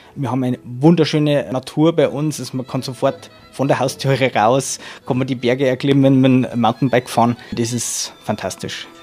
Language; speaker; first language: German; native; German